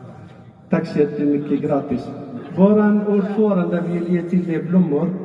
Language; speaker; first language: Swedish; non-native, fluent; Arabic